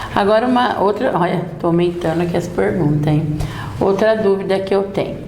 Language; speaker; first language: Portuguese; native; Portuguese